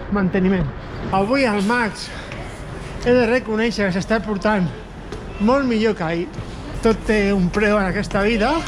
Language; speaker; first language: Catalan; non-native, local second language; Spanish